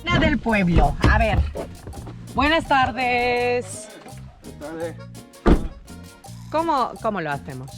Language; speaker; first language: Spanish; non-native, fluent; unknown